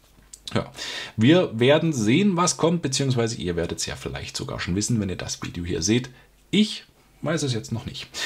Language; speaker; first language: German; native; German